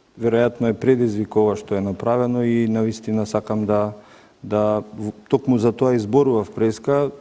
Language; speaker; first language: Macedonian; native; Macedonian